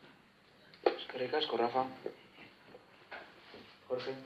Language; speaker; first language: Basque; non-native, local second language; Spanish